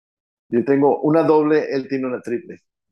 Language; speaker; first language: Spanish; early bilingual, heritage; Spanish